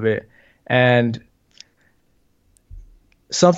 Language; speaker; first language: English; native; English